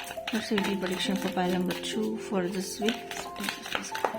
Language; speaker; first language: English; non-native, local second language; Tamil